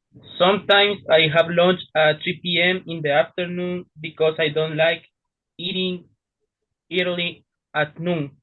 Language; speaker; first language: English; non-native, learner; Spanish